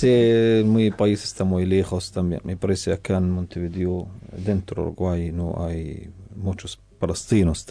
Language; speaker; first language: Spanish; non-native, learner; Arabic